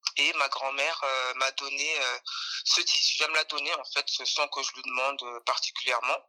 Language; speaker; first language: French; native; French